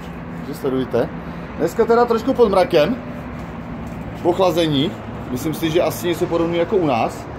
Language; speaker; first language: Czech; native; Czech